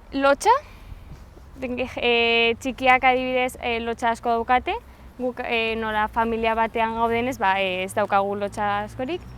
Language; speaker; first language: Basque; non-native, local second language; Spanish